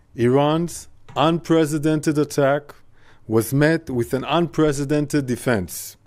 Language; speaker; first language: English; non-native, fluent; Hebrew